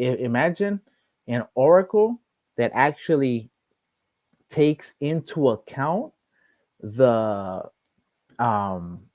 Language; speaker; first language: English; native; English